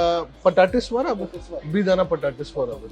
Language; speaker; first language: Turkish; non-native, learner; Urdu